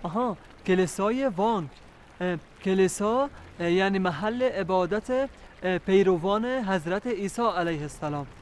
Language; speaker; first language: Persian; non-native, learner; Arabic